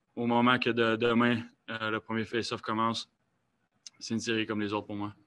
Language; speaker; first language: French; native; French